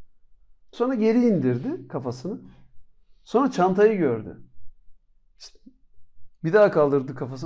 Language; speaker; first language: Turkish; native; Turkish